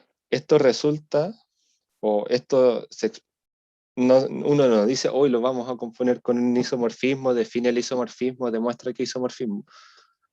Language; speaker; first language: Spanish; native; Spanish